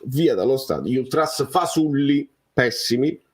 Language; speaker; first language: Italian; native; Italian